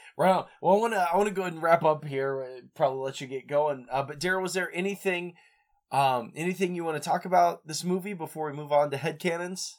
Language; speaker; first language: English; native; English